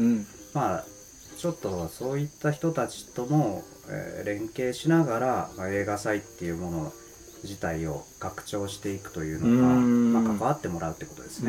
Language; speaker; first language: Japanese; native; Japanese